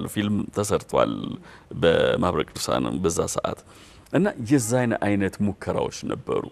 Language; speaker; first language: Amharic; native; Amharic